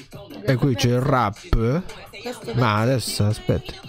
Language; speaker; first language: Italian; non-native, learner; Japanese